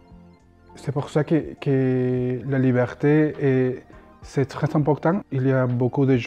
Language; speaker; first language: French; non-native, learner; Spanish